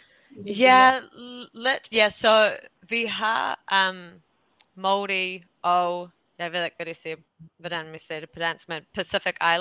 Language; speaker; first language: Danish; early bilingual, heritage; English